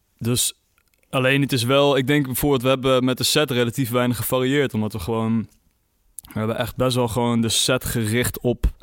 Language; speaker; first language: Dutch; native; Dutch